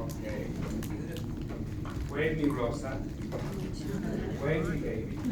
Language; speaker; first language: English; non-native, learner; Spanish